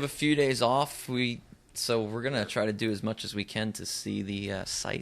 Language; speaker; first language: English; native; English